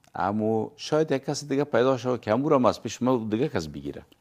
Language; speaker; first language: Persian; native; Persian